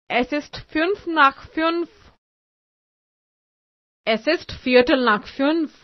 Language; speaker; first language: German; non-native, fluent; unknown